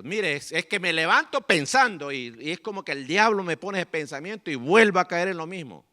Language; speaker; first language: Spanish; native; Spanish